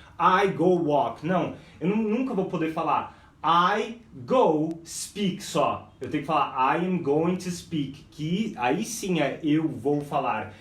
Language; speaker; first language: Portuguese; non-native, fluent; English